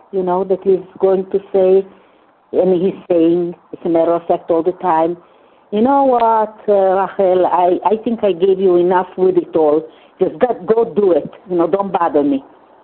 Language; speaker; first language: English; non-native, fluent; Hungarian